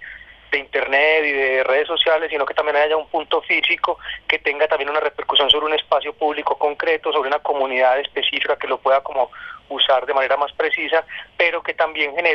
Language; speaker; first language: Spanish; native; Spanish